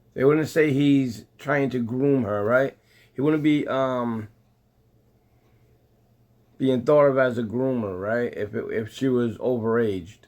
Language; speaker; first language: English; native; English